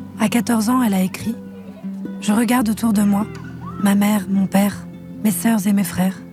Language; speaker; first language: French; native; French